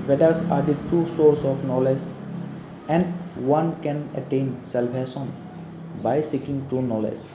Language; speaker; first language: English; non-native, local second language; Assamese